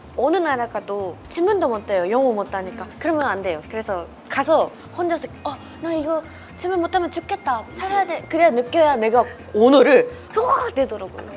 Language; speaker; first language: Korean; non-native, fluent; Japanese